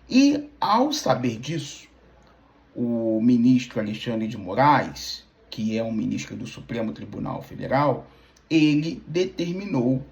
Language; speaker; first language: Portuguese; native; Portuguese